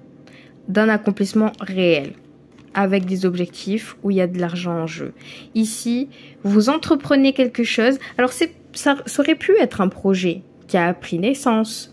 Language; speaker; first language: French; native; French